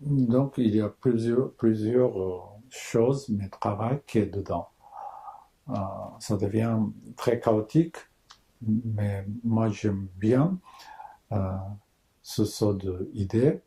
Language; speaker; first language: French; non-native, fluent; Japanese